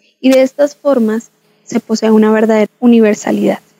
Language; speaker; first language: Spanish; native; Spanish